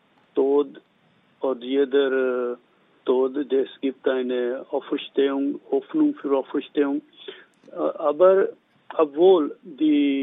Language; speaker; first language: German; non-native, learner; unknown